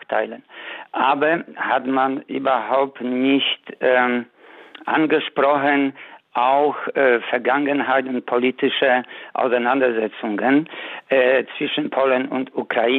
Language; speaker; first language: German; non-native, fluent; Polish